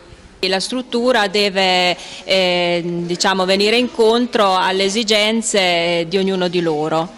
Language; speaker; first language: Italian; native; Italian